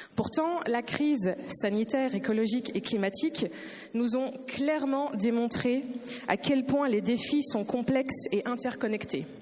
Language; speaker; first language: French; early bilingual, other home language; Lingala